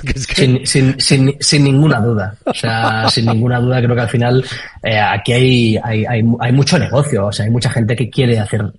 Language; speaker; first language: Spanish; native; Spanish